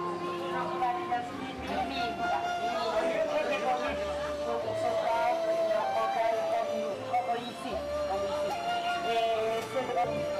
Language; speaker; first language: French; non-native, fluent; Chinese